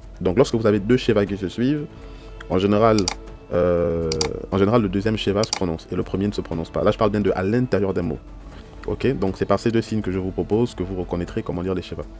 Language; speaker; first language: French; native; French